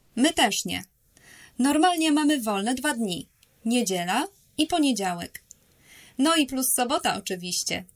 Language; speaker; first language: Polish; native; Polish